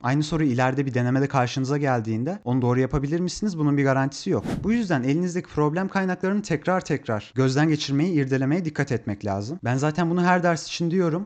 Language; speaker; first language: Turkish; native; Turkish